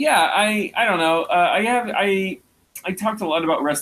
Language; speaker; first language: English; native; English